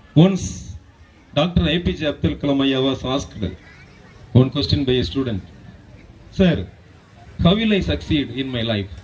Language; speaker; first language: English; non-native, local second language; Tamil